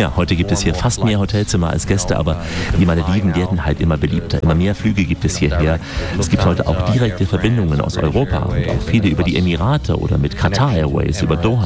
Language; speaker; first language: German; native; German